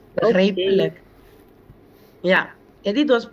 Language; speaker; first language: Dutch; non-native, local second language; Papiamento